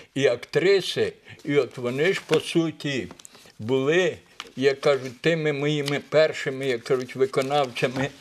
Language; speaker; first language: Ukrainian; native; Ukrainian